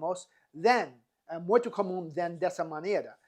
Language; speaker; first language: Portuguese; non-native, fluent; English